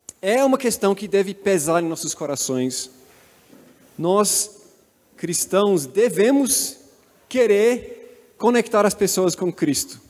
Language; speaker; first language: Portuguese; non-native, fluent; English